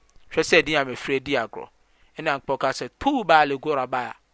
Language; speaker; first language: English; non-native, local second language; Akan